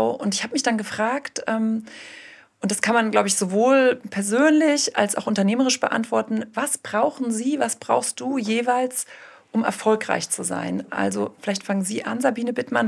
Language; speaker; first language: German; native; German